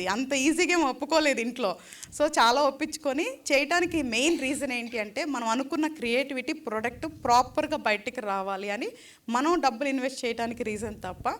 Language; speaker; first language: Telugu; native; Telugu